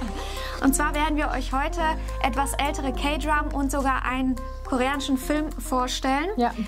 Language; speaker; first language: German; native; German